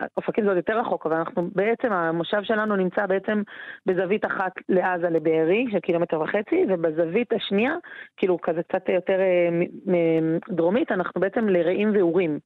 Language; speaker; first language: Hebrew; native; Hebrew